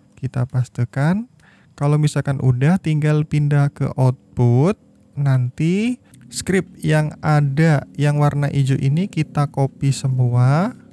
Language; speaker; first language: Indonesian; native; Indonesian